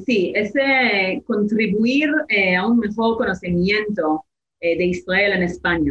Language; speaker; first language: Spanish; non-native, fluent; Hebrew